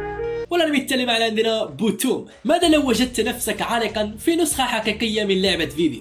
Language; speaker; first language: Arabic; native; Arabic